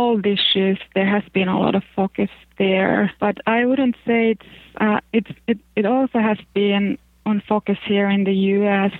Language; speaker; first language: English; non-native, fluent; Finnish